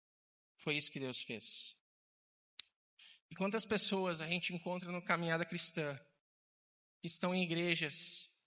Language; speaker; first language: Portuguese; native; Portuguese